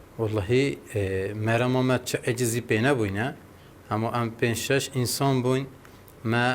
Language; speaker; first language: Kurdish; native; Kurdish